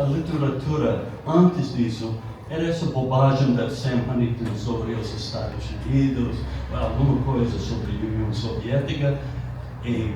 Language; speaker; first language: Portuguese; non-native, fluent; English